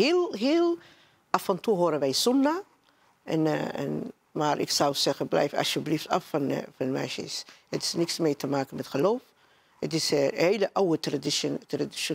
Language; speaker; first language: Dutch; non-native, learner; Somali